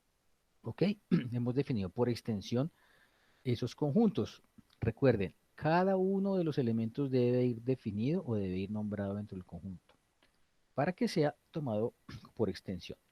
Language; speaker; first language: Spanish; native; Spanish